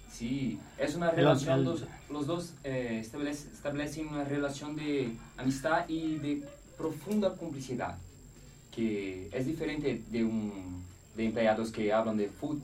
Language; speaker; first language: Spanish; non-native, learner; Portuguese